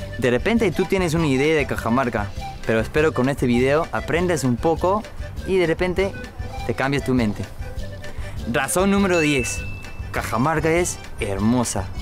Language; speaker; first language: Spanish; non-native, fluent; English